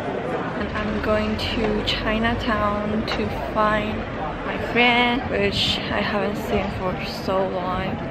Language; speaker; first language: English; non-native, fluent; Chinese